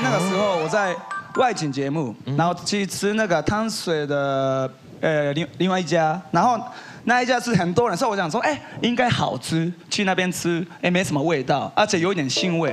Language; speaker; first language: Chinese; non-native, fluent; Japanese